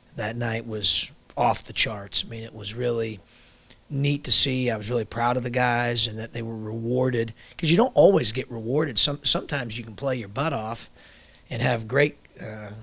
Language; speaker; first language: English; native; English